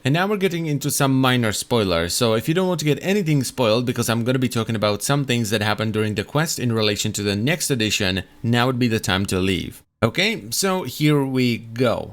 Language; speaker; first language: English; non-native, fluent; Czech